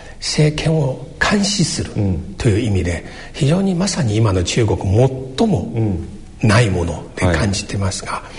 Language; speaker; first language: Japanese; non-native, fluent; Chinese